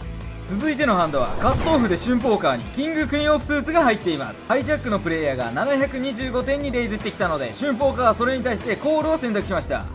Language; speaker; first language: Japanese; native; Japanese